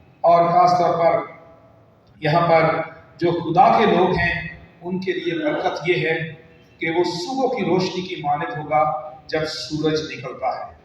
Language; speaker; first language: Urdu; non-native, local second language; Punjabi